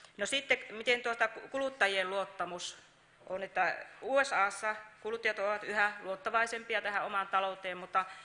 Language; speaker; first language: Finnish; native; Finnish